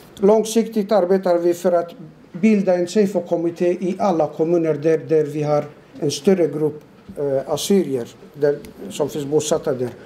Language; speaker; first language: Swedish; non-native, fluent; Turoyo